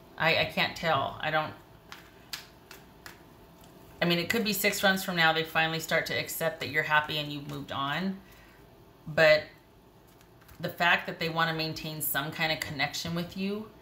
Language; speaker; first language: English; native; English